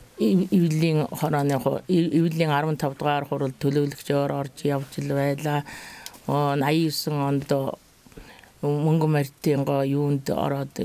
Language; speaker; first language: Mongolian; native; Mongolian